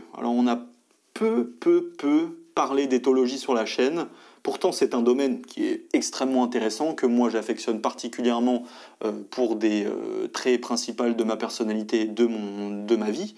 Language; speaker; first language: French; native; French